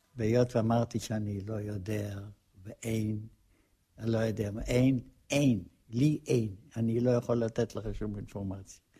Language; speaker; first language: Hebrew; non-native, fluent; Polish